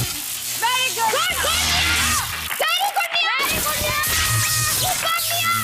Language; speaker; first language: English; non-native, local second language; Hindi